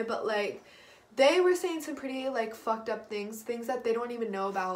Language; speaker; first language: English; native; English